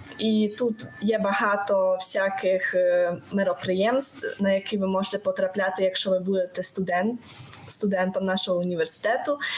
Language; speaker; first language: Ukrainian; non-native, local second language; Hungarian